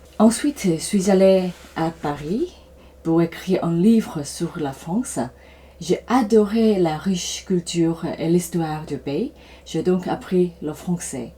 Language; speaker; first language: French; non-native, fluent; Korean